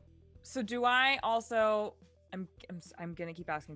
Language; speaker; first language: English; native; English